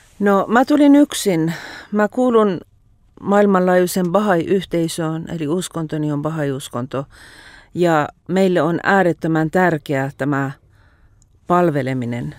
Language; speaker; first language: Finnish; non-native, fluent; Persian